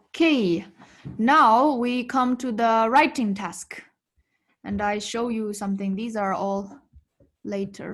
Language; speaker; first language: English; non-native, fluent; Tibetan